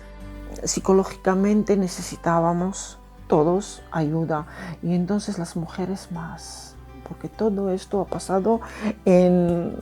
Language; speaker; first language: Spanish; non-native, fluent; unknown